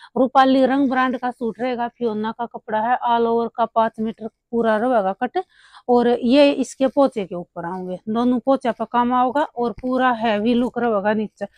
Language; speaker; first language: Hindi; native; Hindi